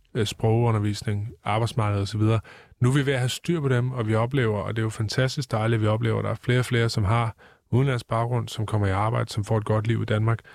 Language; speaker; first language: Danish; native; Danish